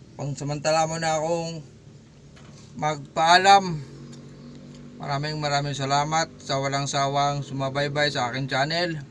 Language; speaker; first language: Filipino; non-native, local second language; Cebuano